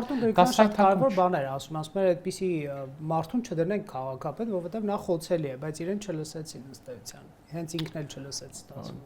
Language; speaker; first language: Armenian; native; Armenian